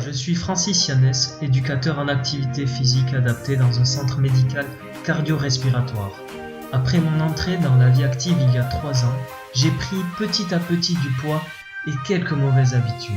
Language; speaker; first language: French; native; French